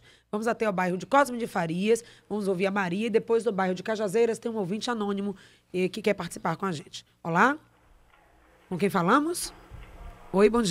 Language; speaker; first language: Portuguese; native; Portuguese